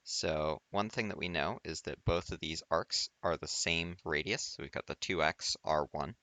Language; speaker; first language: English; native; English